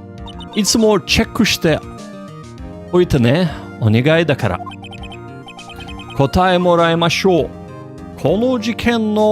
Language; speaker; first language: Japanese; non-native, learner; English